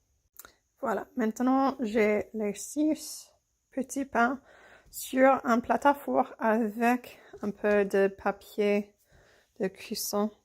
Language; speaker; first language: French; non-native, fluent; English